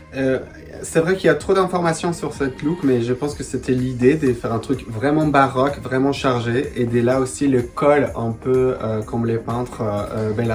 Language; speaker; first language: French; non-native, fluent; Spanish